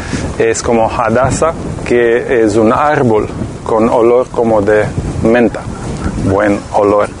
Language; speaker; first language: Spanish; non-native, fluent; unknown